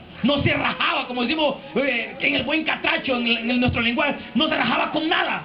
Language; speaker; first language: Spanish; native; Spanish